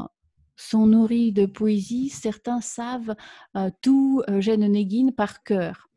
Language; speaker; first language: French; non-native, fluent; Russian